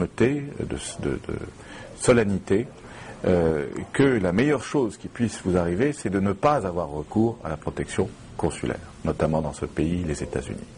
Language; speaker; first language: French; native; French